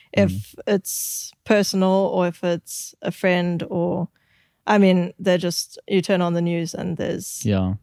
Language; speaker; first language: English; native; English